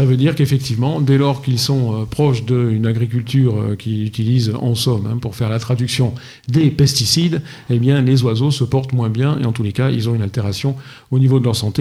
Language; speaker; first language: French; native; French